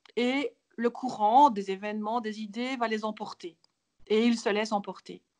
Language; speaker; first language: French; native; French